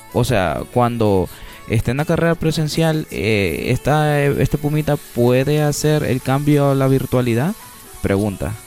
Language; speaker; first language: Spanish; native; Spanish